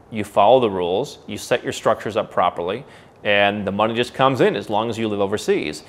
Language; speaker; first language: English; native; English